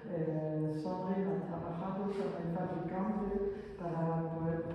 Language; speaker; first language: Spanish; non-native, fluent; French